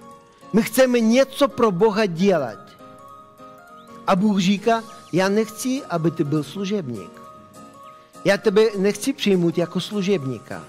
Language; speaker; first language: Czech; non-native, fluent; Russian